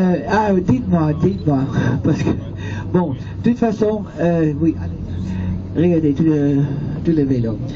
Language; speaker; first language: French; non-native, fluent; Dutch